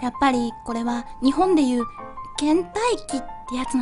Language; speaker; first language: Japanese; native; Japanese